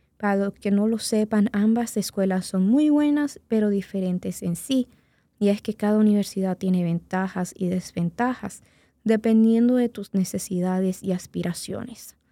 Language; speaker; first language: Spanish; native; Spanish